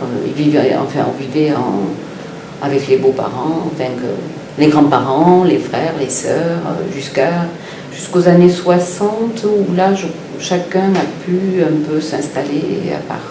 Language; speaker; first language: French; early bilingual, other home language; Italian